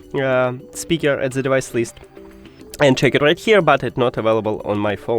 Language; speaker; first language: English; non-native, fluent; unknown